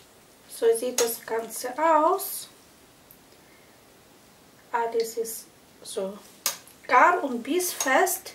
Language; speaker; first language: German; non-native, fluent; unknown